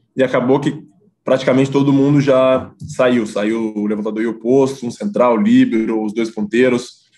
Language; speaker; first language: Portuguese; native; Portuguese